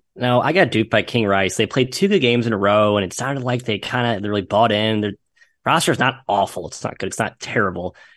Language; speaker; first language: English; native; English